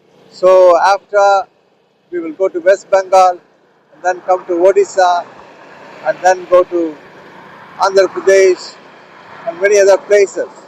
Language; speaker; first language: English; non-native, local second language; Tamil